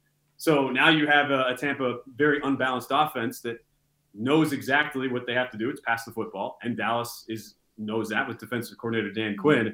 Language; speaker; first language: English; native; English